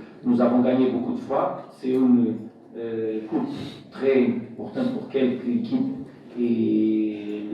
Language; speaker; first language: French; non-native, fluent; Portuguese